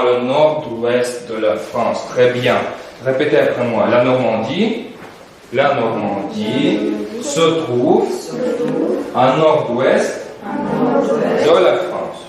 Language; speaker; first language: French; non-native, fluent; Russian